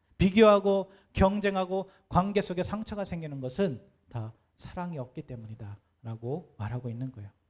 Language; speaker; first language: Korean; native; Korean